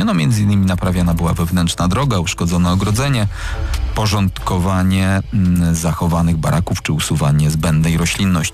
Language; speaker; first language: Polish; native; Polish